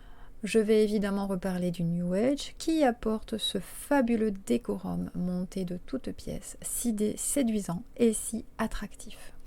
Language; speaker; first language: French; native; French